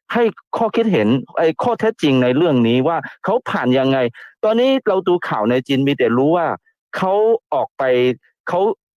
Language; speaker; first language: Thai; non-native, fluent; Chinese